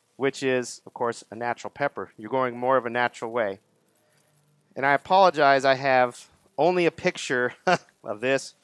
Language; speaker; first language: English; native; English